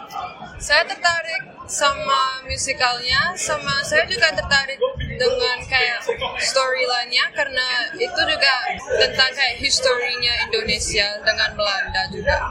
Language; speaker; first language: Indonesian; early bilingual, heritage; Indonesian